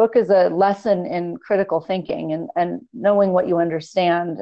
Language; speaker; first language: English; native; English